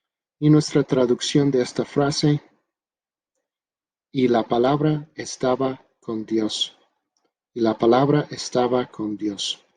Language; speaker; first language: Spanish; non-native, fluent; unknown